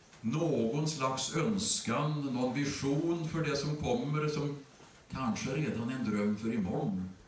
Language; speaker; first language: Swedish; native; Swedish